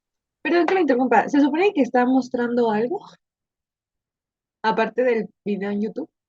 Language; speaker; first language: Spanish; native; Spanish